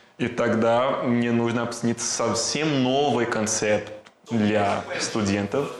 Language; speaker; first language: Russian; non-native, fluent; Portuguese